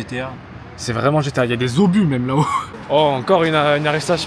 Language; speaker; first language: French; native; French